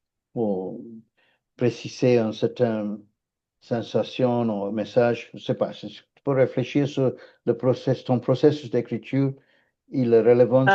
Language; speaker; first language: French; non-native, fluent; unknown